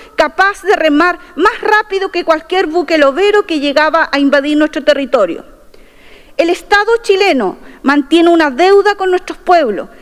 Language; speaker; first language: Spanish; non-native, local second language; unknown